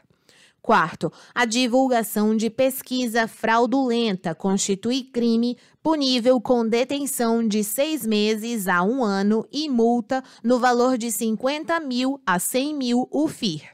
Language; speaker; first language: Portuguese; native; Portuguese